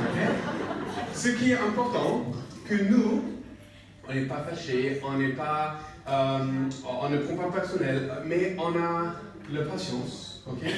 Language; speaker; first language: French; non-native, learner; English